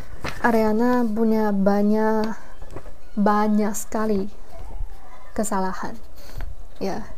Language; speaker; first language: Indonesian; non-native, fluent; Chinese